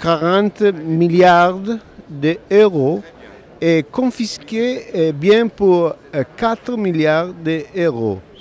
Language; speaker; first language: French; non-native, learner; Italian